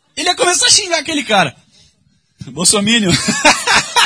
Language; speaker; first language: Portuguese; native; Portuguese